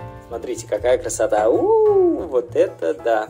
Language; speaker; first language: Russian; native; Russian